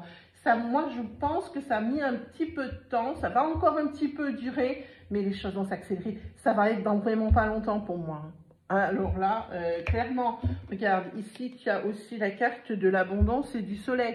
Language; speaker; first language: French; native; French